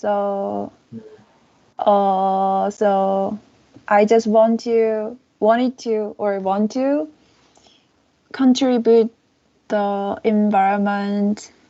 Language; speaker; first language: English; non-native, learner; Korean